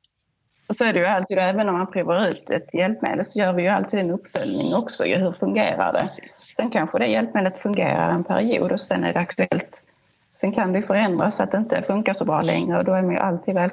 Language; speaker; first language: Swedish; native; Swedish